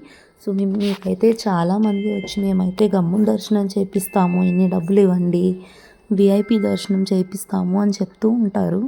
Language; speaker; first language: Telugu; native; Telugu